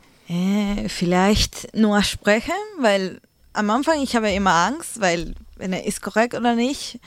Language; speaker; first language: German; non-native, learner; Spanish